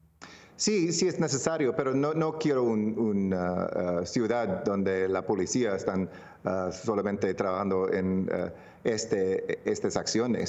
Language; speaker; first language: Spanish; non-native, local second language; English